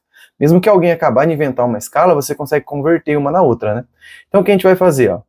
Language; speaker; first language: Portuguese; native; Portuguese